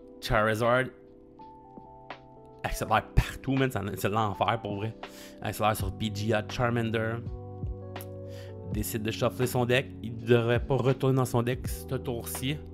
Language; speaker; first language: French; native; French